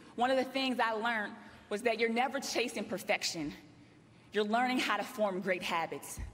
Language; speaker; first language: English; native; English